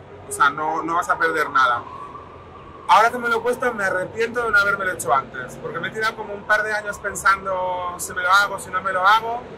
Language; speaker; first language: Spanish; native; Spanish